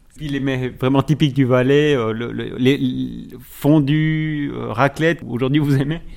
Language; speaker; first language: French; native; French